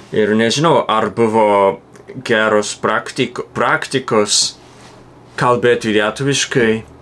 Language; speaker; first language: Lithuanian; non-native, learner; Japanese